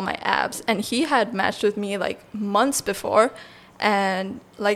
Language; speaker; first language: English; non-native, local second language; Chinese